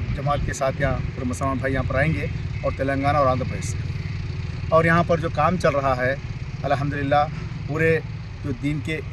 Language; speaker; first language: Hindi; non-native, local second language; Urdu